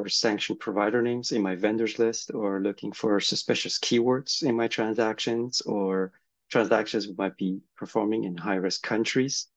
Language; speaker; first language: English; native; English